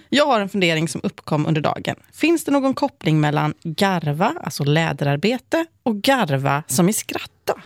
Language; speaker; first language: Swedish; native; Swedish